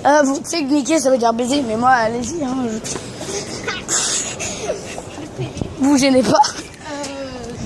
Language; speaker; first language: French; native; French